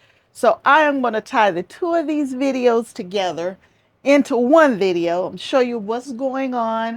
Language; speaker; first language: English; native; English